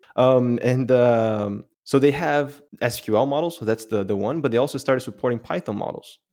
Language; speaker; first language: English; non-native, fluent; Portuguese